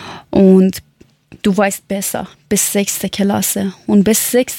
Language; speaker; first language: German; non-native, learner; Persian